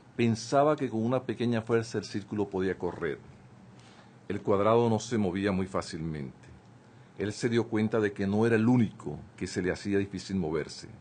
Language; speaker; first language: Spanish; native; Spanish